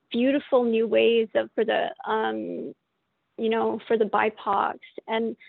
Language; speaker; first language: English; native; English